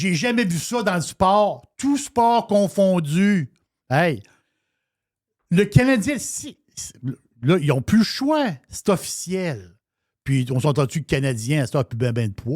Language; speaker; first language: French; native; French